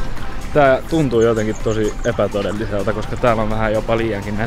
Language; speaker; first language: Finnish; native; Finnish